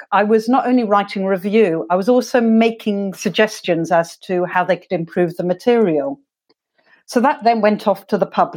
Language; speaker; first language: English; native; English